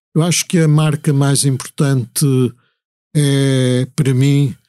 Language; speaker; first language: Portuguese; native; Portuguese